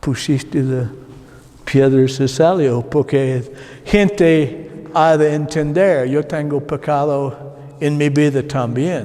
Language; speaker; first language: Spanish; non-native, learner; English